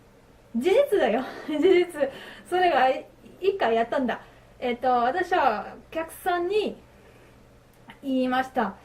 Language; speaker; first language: Japanese; non-native, learner; French